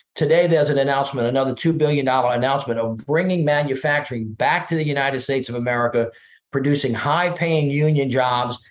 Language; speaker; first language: English; native; English